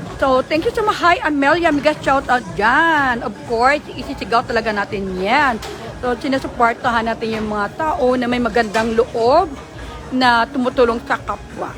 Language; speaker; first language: Filipino; non-native, local second language; Hiligaynon